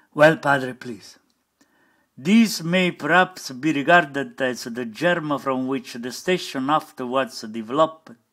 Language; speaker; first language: English; non-native, learner; Italian